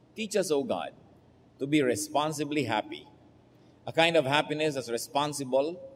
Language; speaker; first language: English; non-native, local second language; Filipino